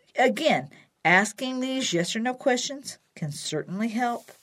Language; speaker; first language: English; native; English